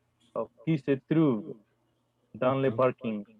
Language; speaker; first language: French; non-native, learner; Spanish